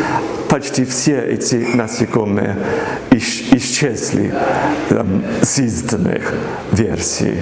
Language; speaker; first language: Russian; non-native, fluent; English